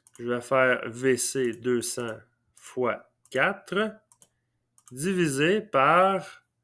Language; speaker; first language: French; native; French